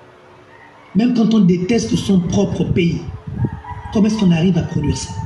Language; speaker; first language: French; native; French